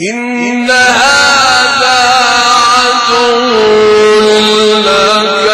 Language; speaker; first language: Arabic; native; Arabic